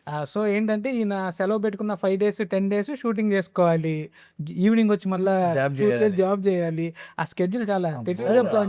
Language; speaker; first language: Telugu; native; Telugu